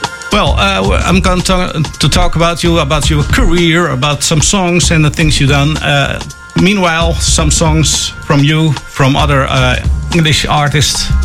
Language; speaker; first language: English; non-native, fluent; Dutch